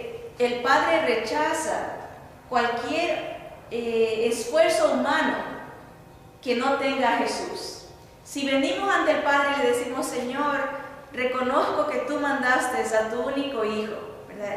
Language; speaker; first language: Spanish; native; Spanish